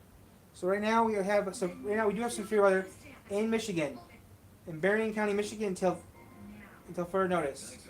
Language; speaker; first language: English; native; English